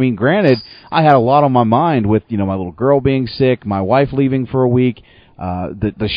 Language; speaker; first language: English; native; English